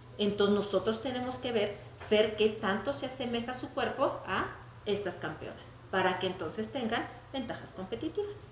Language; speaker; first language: Spanish; native; Spanish